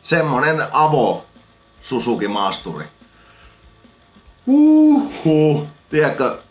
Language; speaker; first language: Finnish; native; Finnish